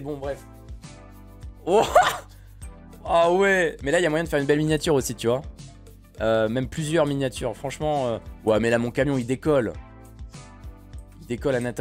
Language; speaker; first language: French; native; French